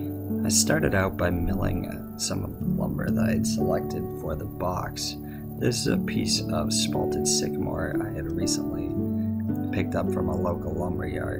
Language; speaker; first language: English; native; English